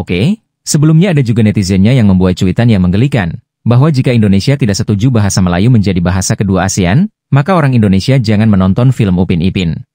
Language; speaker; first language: Indonesian; native; Indonesian